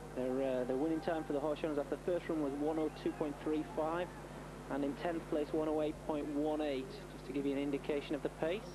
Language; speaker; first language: English; native; English